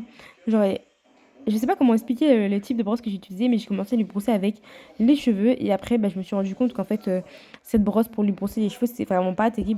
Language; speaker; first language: French; native; French